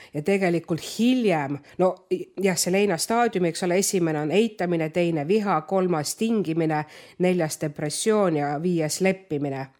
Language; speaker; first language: Estonian; non-native, local second language; Russian